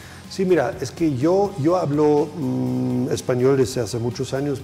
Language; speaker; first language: Spanish; non-native, fluent; German